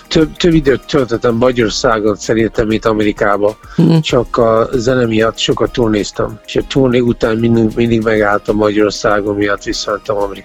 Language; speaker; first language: Hungarian; early bilingual, heritage; Hungarian